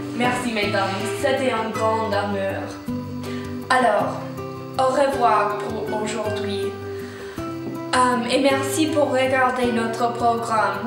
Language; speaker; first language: French; non-native, learner; English